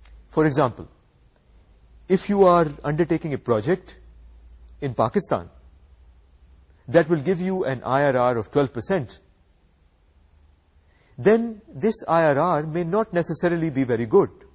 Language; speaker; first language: English; non-native, local second language; Urdu